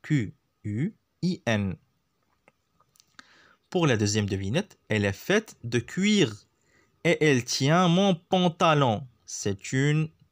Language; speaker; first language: French; non-native, local second language; Arabic